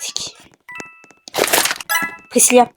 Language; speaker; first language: French; native; French